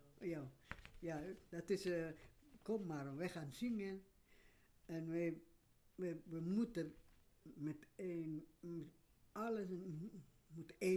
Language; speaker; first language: Dutch; non-native, learner; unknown